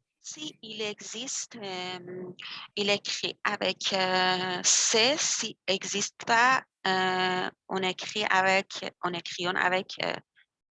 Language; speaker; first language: French; non-native, learner; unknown